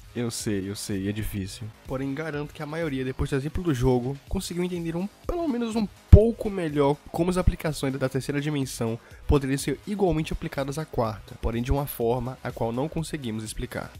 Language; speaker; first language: Portuguese; native; Portuguese